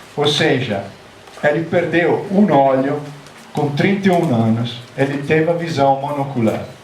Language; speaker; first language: Portuguese; non-native, fluent; Italian